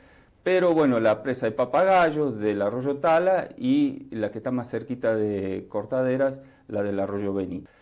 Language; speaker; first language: Spanish; native; Spanish